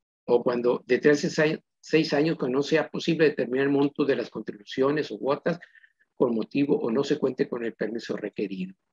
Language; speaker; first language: Spanish; native; Spanish